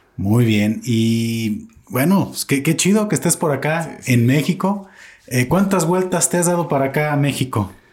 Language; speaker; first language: Spanish; native; Spanish